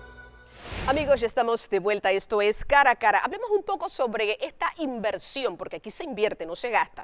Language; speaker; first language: Spanish; native; Spanish